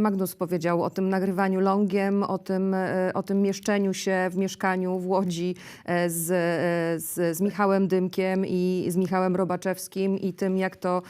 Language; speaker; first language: Polish; native; Polish